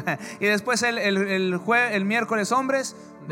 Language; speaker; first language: Spanish; early bilingual, heritage; English